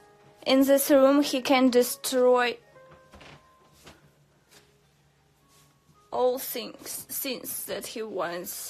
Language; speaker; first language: English; non-native, learner; Russian